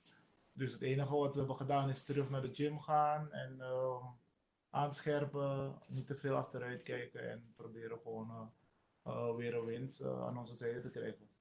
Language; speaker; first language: Dutch; non-native, local second language; Sranan Tongo